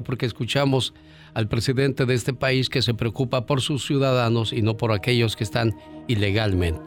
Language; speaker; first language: Spanish; native; Spanish